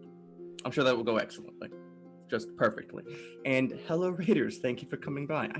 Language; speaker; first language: English; native; English